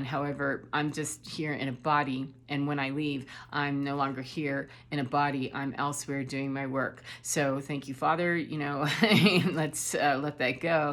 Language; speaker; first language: English; native; English